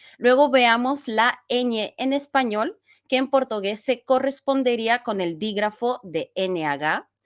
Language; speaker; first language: Spanish; non-native, fluent; Bulgarian